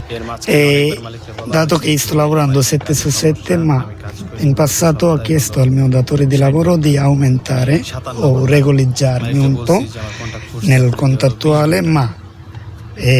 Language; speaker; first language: Italian; non-native, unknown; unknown